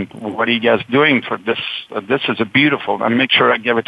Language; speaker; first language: English; non-native, fluent; Persian